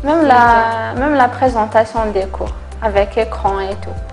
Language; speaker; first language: French; non-native, local second language; Kabyle